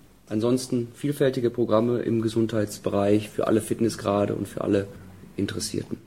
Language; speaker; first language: German; native; German